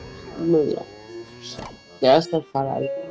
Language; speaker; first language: Spanish; non-native, learner; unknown